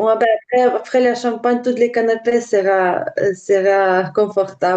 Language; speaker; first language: French; non-native, learner; Ukrainian